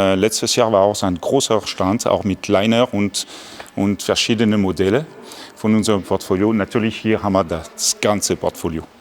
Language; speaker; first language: German; non-native, fluent; French